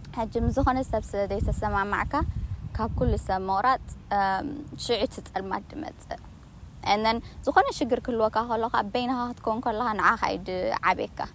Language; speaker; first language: Tigrinya; native; Tigrinya